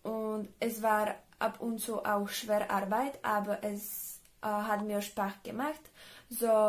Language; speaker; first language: German; non-native, learner; Slovak